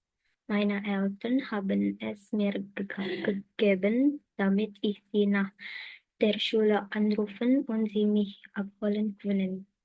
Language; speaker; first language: German; non-native, learner; Indonesian